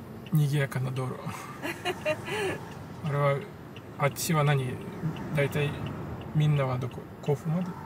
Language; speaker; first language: Japanese; non-native, fluent; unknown